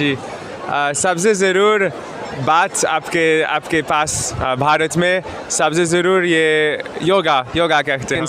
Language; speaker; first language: Hindi; non-native, learner; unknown